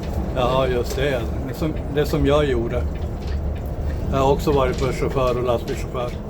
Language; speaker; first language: Swedish; non-native, fluent; English